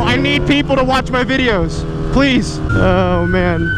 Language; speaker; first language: English; native; English